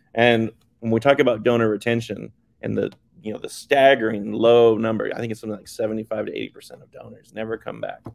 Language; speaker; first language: English; native; English